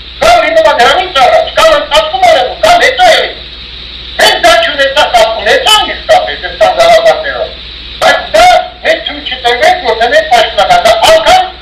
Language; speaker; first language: Armenian; early bilingual, heritage; Armenian